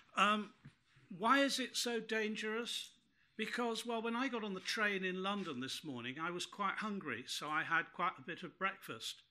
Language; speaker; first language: English; native; English